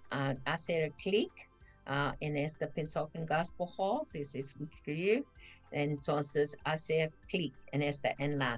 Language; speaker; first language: Spanish; non-native, fluent; English